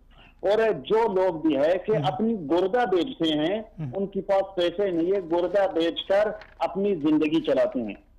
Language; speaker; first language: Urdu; non-native, fluent; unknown